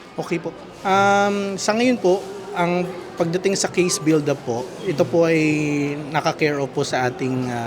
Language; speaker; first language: Filipino; native; Filipino